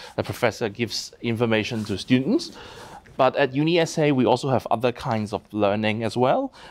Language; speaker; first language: English; non-native, local second language; Cantonese